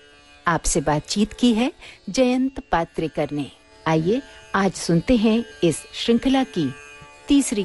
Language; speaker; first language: Hindi; native; Hindi